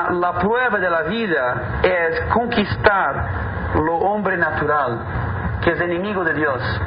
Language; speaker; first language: Spanish; non-native, fluent; Portuguese